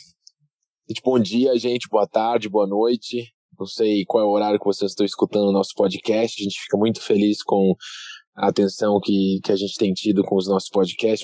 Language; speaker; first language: Portuguese; native; Portuguese